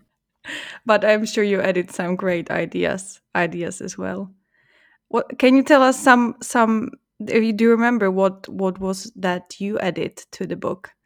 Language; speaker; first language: English; non-native, fluent; Czech